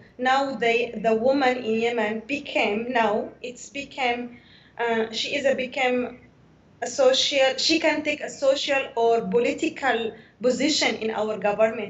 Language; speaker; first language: English; non-native, learner; Arabic